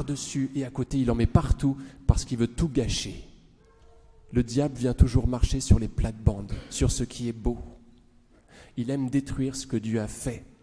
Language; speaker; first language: French; native; French